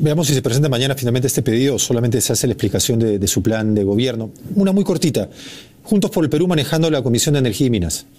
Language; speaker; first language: Spanish; native; Spanish